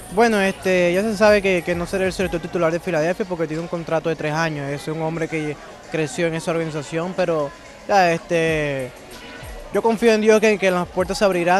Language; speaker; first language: Spanish; native; Spanish